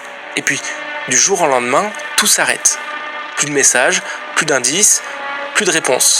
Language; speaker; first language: French; native; French